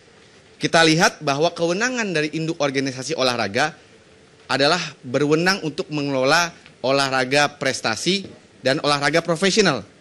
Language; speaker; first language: Indonesian; native; Indonesian